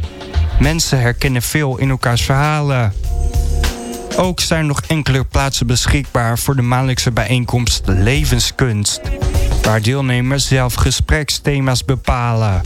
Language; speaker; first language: Dutch; native; Dutch